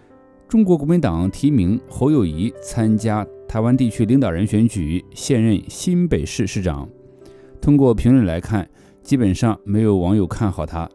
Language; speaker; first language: Chinese; native; Chinese